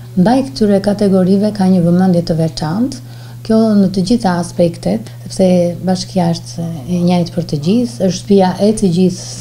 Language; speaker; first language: Albanian; native; Albanian